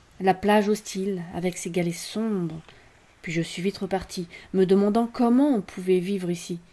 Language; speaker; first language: French; native; French